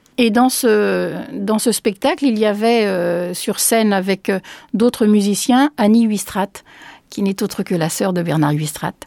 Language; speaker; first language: French; early bilingual, other home language; Spanish